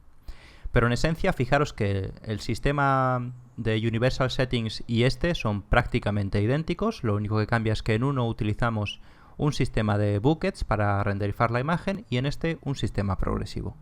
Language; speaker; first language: Spanish; native; Spanish